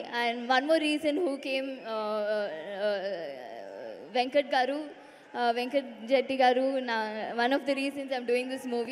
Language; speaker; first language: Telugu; non-native, learner; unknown